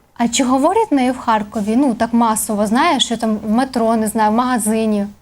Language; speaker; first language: Ukrainian; native; Ukrainian